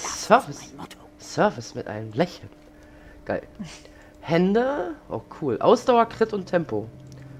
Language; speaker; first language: German; native; German